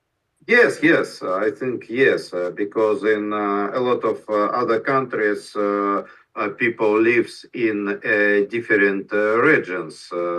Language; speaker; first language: English; non-native, learner; Russian